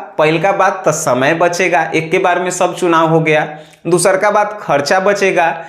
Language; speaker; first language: Hindi; native; Hindi